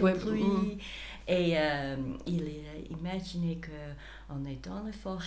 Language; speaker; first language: French; non-native, fluent; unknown